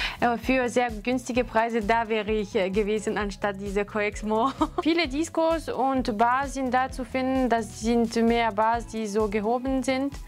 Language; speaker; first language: German; non-native, fluent; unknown